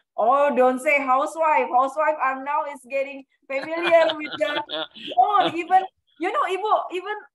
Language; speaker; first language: English; non-native, fluent; Indonesian